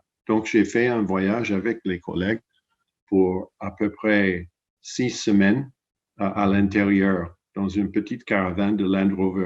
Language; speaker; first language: French; non-native, fluent; English